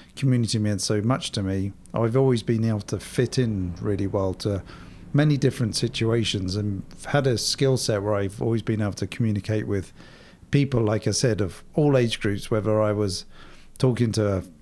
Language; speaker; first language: English; native; English